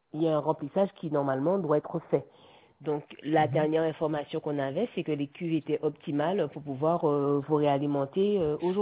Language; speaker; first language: French; native; French